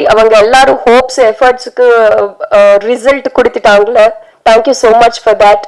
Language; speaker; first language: Tamil; non-native, learner; Telugu